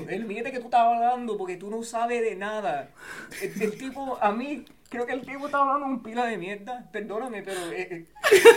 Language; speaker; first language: Spanish; early bilingual, heritage; Spanish